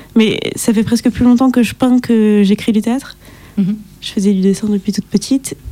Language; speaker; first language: French; native; French